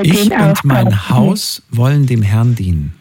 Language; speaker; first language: German; native; German